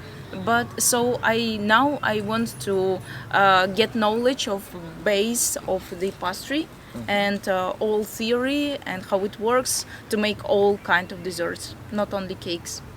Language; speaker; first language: English; non-native, fluent; Latvian